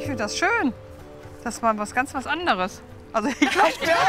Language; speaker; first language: German; native; German